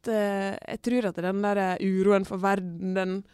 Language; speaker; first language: Norwegian; native; Norwegian